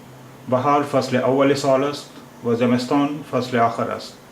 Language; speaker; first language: Persian; non-native, fluent; Urdu